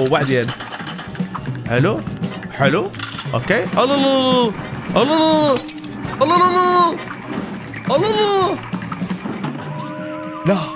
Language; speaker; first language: Arabic; native; Arabic